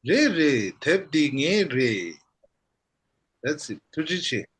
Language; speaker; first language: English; non-native, fluent; Tibetan